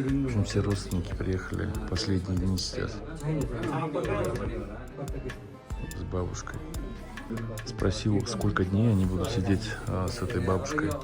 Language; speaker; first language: Russian; native; Russian